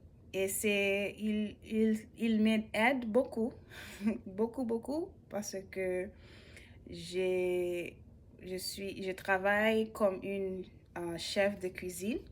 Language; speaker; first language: French; non-native, learner; English